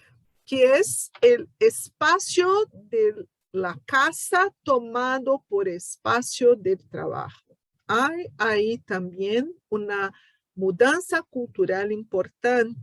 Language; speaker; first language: Spanish; non-native, fluent; Portuguese